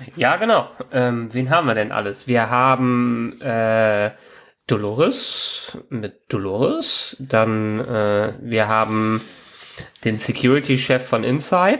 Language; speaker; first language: German; native; German